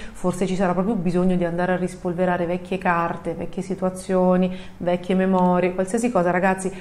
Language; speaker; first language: Italian; native; Italian